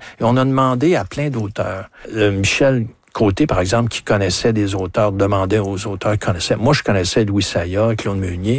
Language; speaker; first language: French; native; French